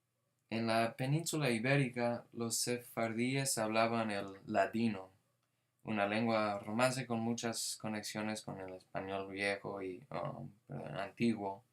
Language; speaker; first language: Spanish; non-native, fluent; English